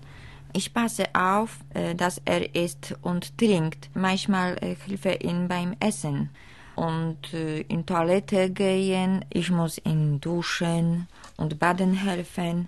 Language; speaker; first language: German; non-native, learner; Polish